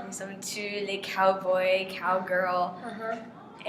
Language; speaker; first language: French; non-native, learner; English